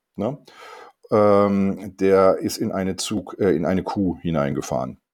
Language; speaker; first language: German; non-native, fluent; Korean